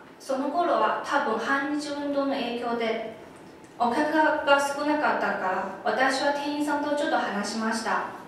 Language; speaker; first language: Japanese; non-native, fluent; Chinese